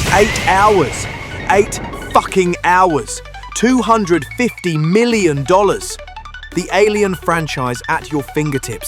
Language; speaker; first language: English; native; English